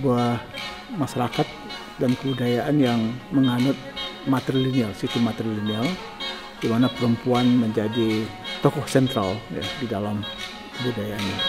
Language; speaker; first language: Indonesian; non-native, local second language; Minangkabau